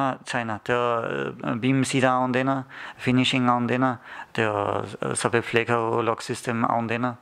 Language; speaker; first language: Nepali; non-native, learner; German